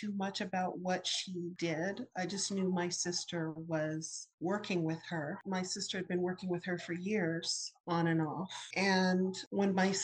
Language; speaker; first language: English; native; English